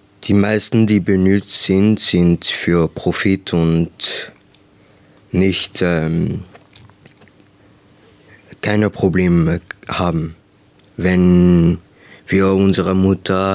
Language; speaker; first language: German; non-native, local second language; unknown